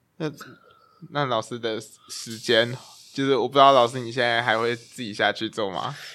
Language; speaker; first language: Chinese; native; Chinese